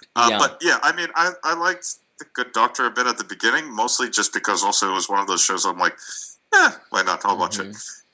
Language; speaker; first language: English; non-native, fluent; Russian